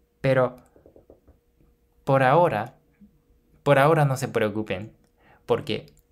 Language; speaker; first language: Spanish; non-native, fluent; Japanese